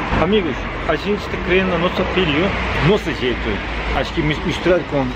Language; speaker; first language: Portuguese; non-native, learner; Turkish